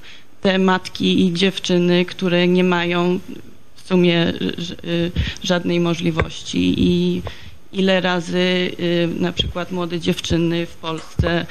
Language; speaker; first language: Polish; early bilingual, heritage; Polish